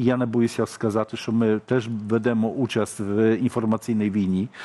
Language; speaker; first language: Polish; non-native, learner; Ukrainian